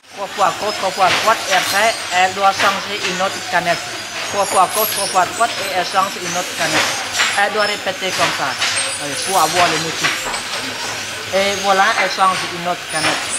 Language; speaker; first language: French; non-native, fluent; Khmer